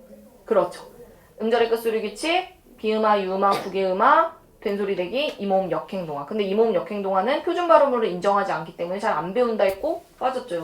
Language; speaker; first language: Korean; native; Korean